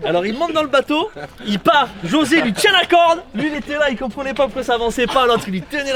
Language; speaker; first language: French; native; French